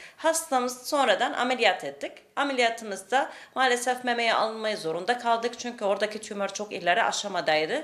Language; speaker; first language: Turkish; native; Turkish